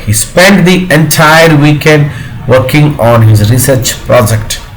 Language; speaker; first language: English; non-native, local second language; Telugu